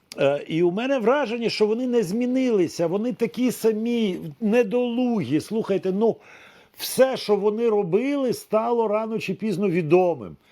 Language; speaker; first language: Ukrainian; native; Ukrainian